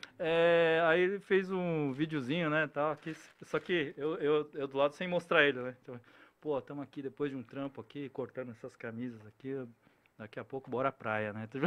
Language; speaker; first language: Portuguese; early bilingual, other home language; Korean